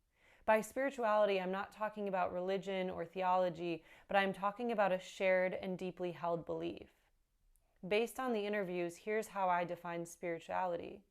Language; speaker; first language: English; native; English